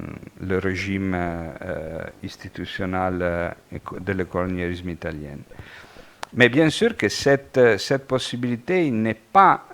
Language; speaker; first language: French; non-native, fluent; Italian